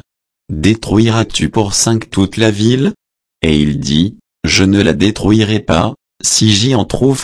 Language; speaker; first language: French; native; French